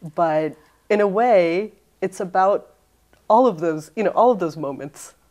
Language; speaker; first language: English; native; English